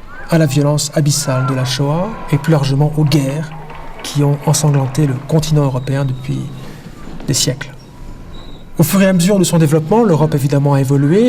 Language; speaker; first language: French; native; French